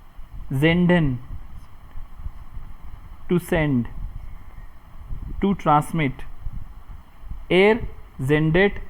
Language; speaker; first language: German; non-native, fluent; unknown